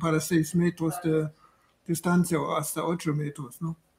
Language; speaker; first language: Spanish; non-native, fluent; German